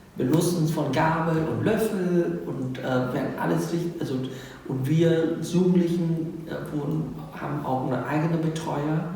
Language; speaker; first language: German; non-native, fluent; Vietnamese